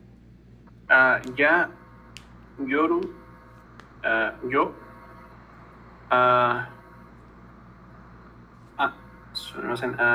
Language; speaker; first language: Japanese; non-native, learner; Spanish